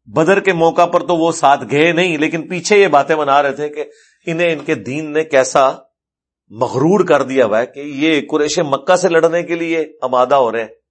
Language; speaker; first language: Urdu; non-native, local second language; Punjabi